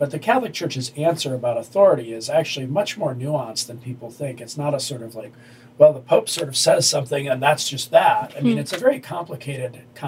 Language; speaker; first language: English; native; English